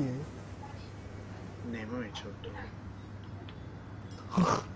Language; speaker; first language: Japanese; non-native, learner; English